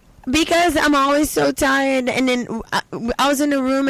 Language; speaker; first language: English; non-native, fluent; Portuguese